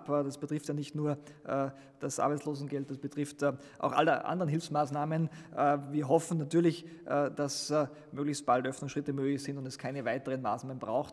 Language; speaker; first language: German; native; German